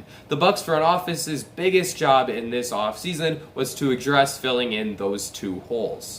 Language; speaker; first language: English; native; English